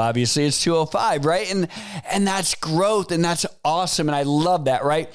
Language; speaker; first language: English; native; English